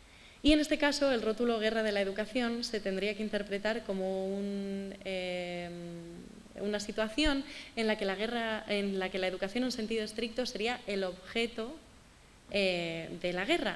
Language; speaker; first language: Spanish; native; Spanish